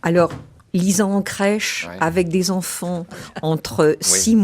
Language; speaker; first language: French; native; French